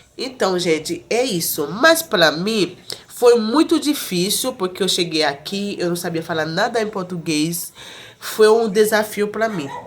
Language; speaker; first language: Portuguese; non-native, fluent; Haitian Creole